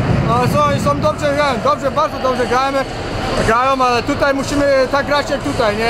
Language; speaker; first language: Polish; non-native, learner; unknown